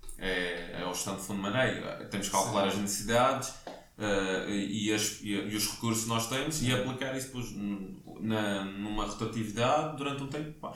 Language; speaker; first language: Portuguese; native; Portuguese